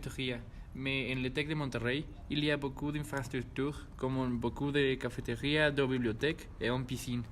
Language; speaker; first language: French; non-native, learner; Spanish